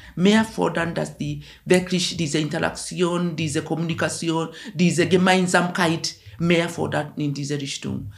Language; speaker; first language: German; non-native, fluent; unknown